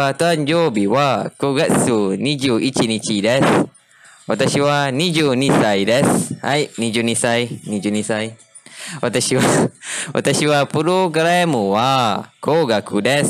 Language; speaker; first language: Japanese; non-native, learner; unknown